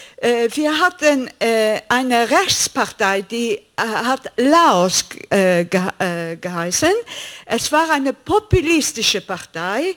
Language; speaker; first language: German; non-native, fluent; Greek